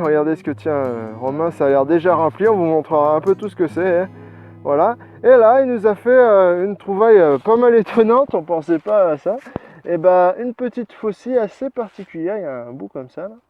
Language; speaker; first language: French; native; French